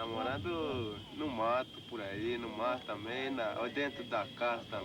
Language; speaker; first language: Portuguese; non-native, local second language; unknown